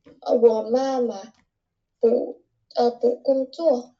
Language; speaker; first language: Chinese; non-native, learner; Vietnamese